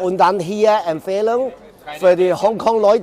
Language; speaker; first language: German; non-native, learner; Cantonese